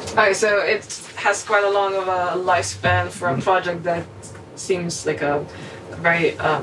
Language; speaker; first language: English; non-native, fluent; Slovenian